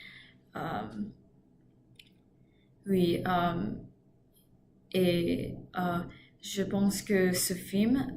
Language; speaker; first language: French; non-native, learner; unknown